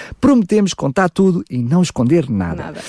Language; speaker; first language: Portuguese; native; Portuguese